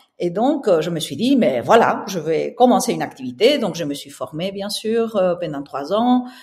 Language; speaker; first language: French; non-native, fluent; Spanish